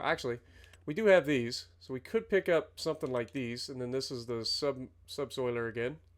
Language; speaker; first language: English; native; English